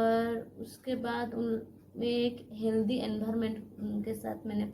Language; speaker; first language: Hindi; non-native, local second language; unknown